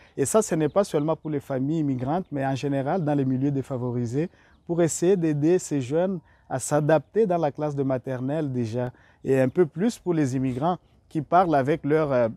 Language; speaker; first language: French; non-native, local second language; Rundi